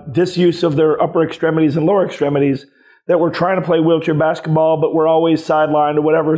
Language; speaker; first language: English; native; English